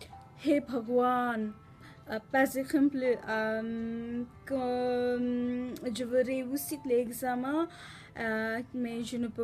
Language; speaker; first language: French; non-native, learner; Nepali